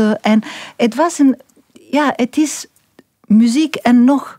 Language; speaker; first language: Dutch; non-native, local second language; French